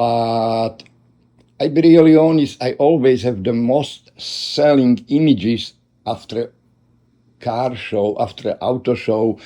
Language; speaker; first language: English; non-native, learner; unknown